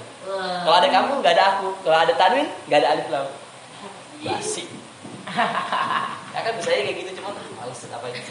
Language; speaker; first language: Indonesian; native; Indonesian